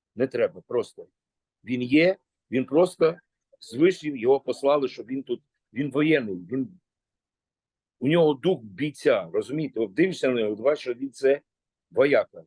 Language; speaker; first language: Ukrainian; native; Ukrainian